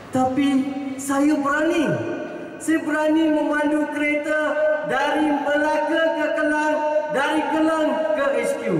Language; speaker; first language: Malay; non-native, local second language; Tamil